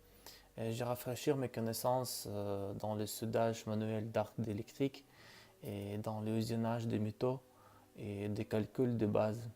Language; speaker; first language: French; non-native, learner; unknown